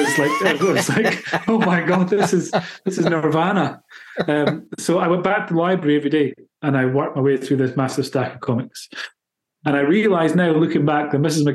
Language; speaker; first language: English; native; English